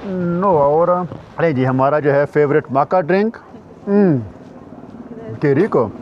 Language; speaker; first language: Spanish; non-native, learner; Hindi